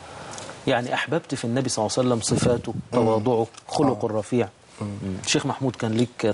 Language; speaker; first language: Arabic; native; Arabic